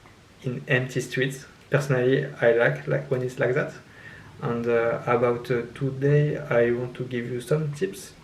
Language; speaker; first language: English; non-native, learner; French